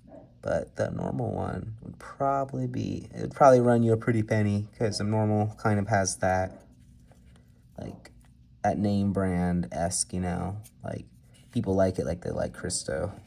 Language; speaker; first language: English; native; English